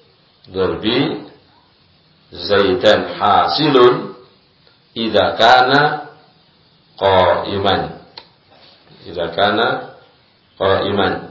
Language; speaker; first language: Arabic; non-native, fluent; Indonesian